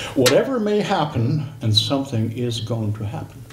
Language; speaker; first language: English; non-native, fluent; German